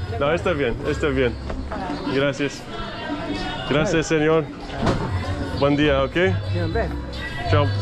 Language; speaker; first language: Spanish; non-native, learner; English